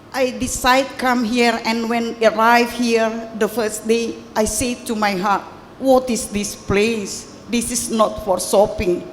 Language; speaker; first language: English; non-native, learner; Indonesian